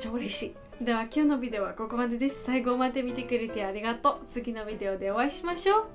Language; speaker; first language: Japanese; non-native, learner; Georgian